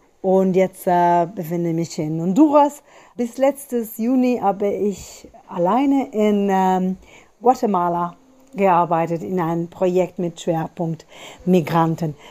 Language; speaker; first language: German; non-native, fluent; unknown